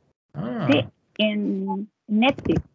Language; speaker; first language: Italian; non-native, learner; Spanish